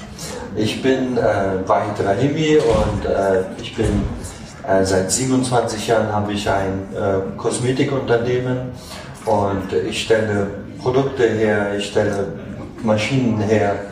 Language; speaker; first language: German; non-native, fluent; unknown